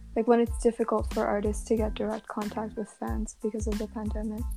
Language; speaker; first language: English; non-native, local second language; Cantonese